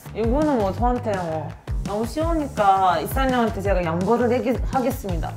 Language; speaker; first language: Korean; non-native, fluent; Turkish